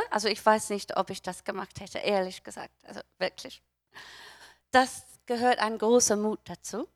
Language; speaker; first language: German; non-native, fluent; English